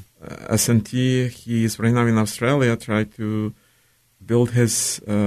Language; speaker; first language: English; non-native, fluent; Ukrainian